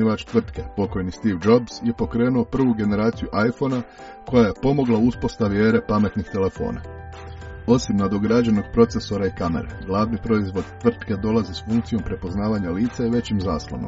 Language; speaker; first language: Serbian; native; Serbian